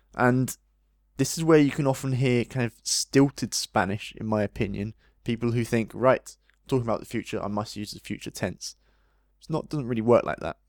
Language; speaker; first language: English; native; English